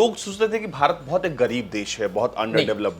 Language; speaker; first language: Hindi; native; Hindi